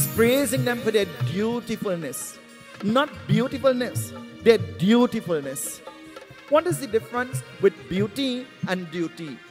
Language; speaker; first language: English; native; English